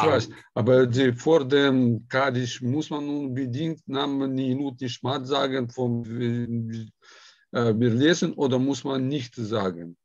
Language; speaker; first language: German; non-native, learner; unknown